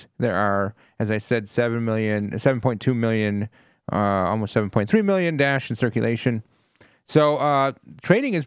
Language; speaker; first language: English; native; English